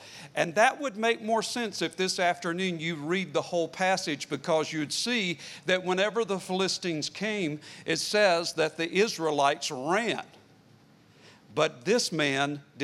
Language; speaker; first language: English; native; English